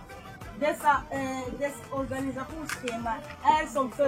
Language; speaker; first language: Swedish; non-native, fluent; Lingala